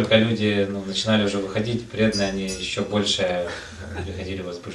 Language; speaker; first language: Russian; native; Russian